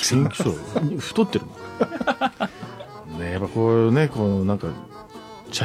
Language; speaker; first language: Japanese; native; Japanese